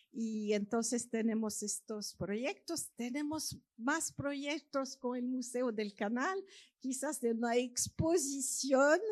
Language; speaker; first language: Spanish; non-native, fluent; French